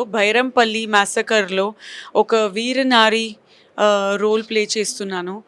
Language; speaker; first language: Telugu; non-native, learner; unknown